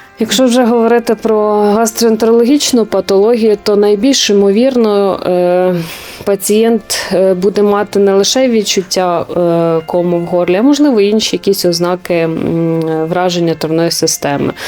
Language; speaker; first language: Ukrainian; native; Ukrainian